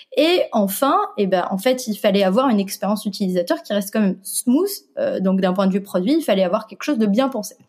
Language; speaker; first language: French; non-native, local second language; Arabic